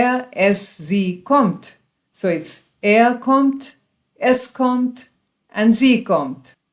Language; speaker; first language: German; non-native, fluent; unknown